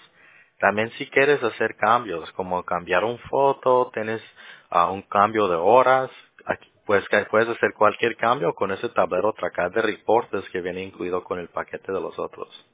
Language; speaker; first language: Spanish; early bilingual, heritage; Spanish